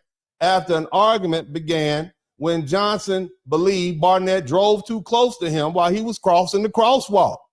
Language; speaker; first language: English; native; English